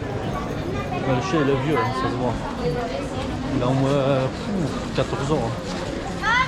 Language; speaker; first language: French; early bilingual, other home language; Polish